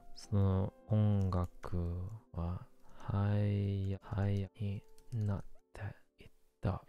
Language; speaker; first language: Japanese; non-native, learner; English